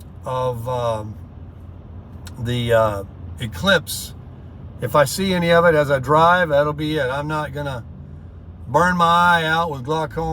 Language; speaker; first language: English; native; English